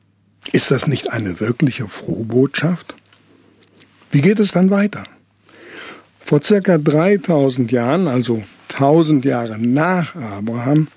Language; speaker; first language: German; native; German